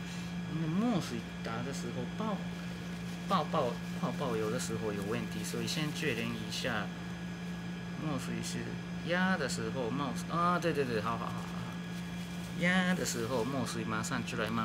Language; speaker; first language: Chinese; non-native, learner; Japanese